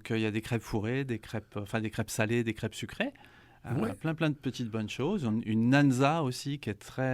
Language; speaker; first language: French; native; French